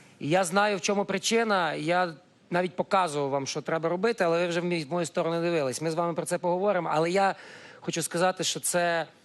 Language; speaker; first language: Ukrainian; native; Ukrainian